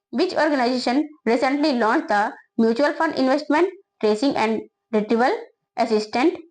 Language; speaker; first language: English; non-native, local second language; Hindi